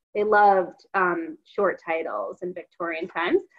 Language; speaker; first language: English; native; English